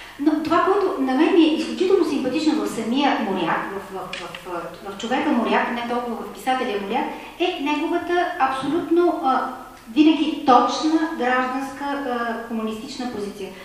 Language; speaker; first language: Bulgarian; native; Bulgarian